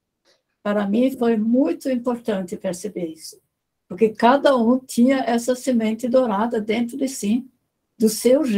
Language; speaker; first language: Portuguese; non-native, fluent; German